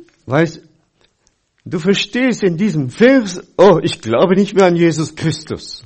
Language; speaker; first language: German; non-native, fluent; Chinese